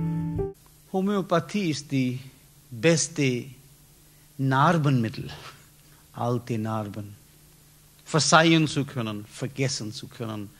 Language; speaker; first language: German; non-native, learner; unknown